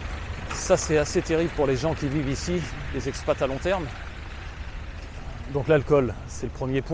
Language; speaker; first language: French; native; French